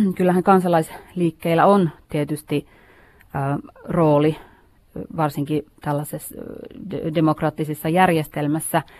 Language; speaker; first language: Finnish; native; Finnish